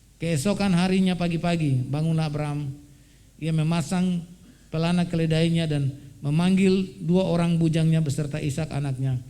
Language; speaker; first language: Indonesian; native; Indonesian